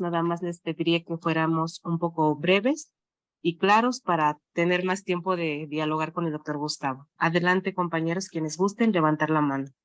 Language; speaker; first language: Spanish; native; Spanish